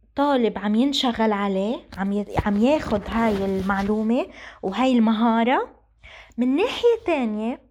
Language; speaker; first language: Arabic; native; Arabic